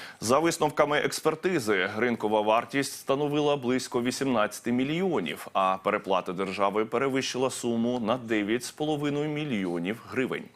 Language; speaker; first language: Ukrainian; native; Ukrainian